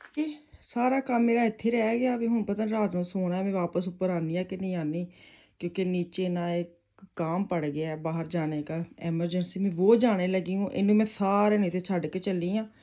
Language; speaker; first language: Urdu; non-native, local second language; Punjabi